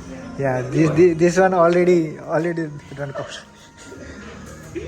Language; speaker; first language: English; non-native, learner; Nepali